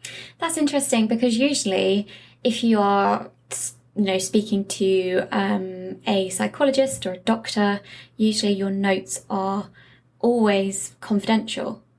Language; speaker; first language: English; native; English